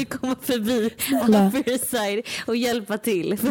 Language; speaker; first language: Swedish; native; Swedish